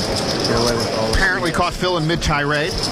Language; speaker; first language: English; native; English